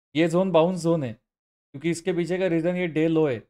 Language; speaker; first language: Hindi; non-native, local second language; Marathi